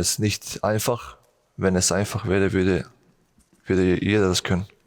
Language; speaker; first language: German; non-native, fluent; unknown